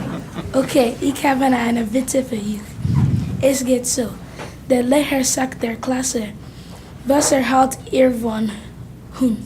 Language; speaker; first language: German; non-native, learner; English